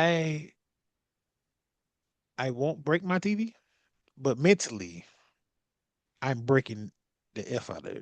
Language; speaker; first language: English; native; English